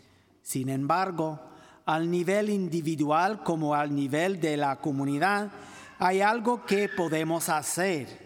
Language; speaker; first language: Spanish; non-native, fluent; English